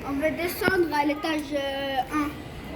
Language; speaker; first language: French; non-native, learner; Arabic